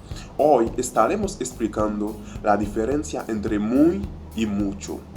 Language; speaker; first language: Spanish; non-native, fluent; Haitian Creole